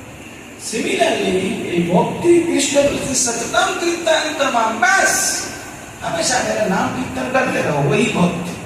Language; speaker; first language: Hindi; non-native, local second language; Bangla